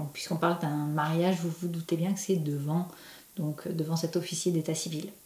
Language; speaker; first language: French; native; French